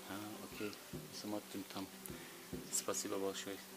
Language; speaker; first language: Russian; non-native, learner; Turkish